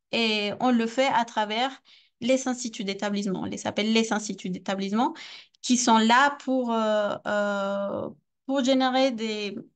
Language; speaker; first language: French; non-native, fluent; Spanish